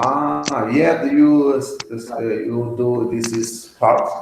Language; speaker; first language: English; non-native, learner; Spanish